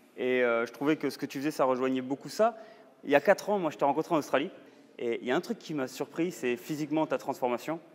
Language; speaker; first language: French; native; French